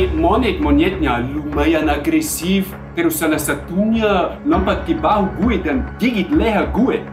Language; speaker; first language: Indonesian; non-native, fluent; German